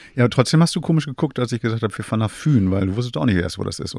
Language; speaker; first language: German; native; German